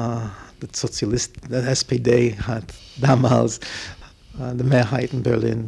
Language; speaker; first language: German; non-native, fluent; English